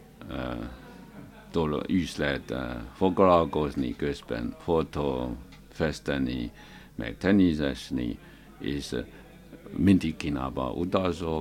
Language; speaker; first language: Hungarian; non-native, learner; Chinese